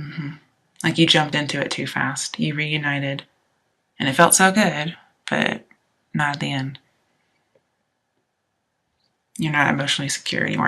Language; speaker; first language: English; native; English